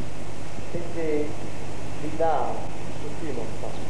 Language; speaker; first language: French; non-native, local second language; Khmer